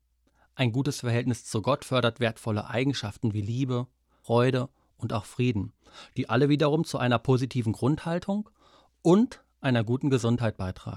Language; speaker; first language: German; native; German